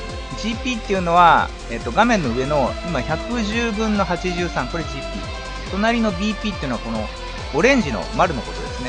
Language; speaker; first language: Japanese; native; Japanese